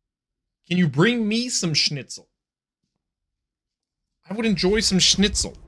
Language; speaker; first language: English; native; English